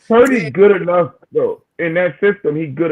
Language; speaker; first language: English; native; English